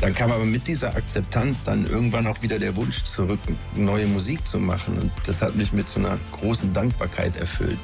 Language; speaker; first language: German; native; German